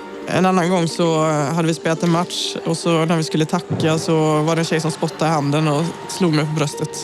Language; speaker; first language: Swedish; native; Swedish